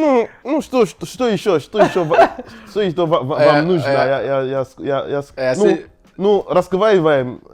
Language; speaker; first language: Russian; non-native, learner; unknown